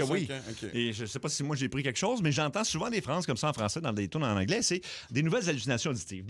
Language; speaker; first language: French; native; French